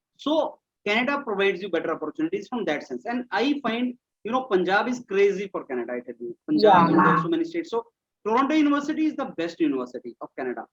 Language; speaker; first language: English; non-native, local second language; Hindi